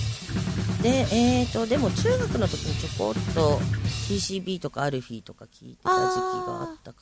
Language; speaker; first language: Japanese; native; Japanese